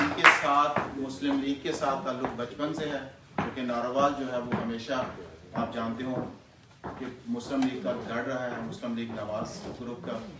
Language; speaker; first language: Urdu; non-native, local second language; Punjabi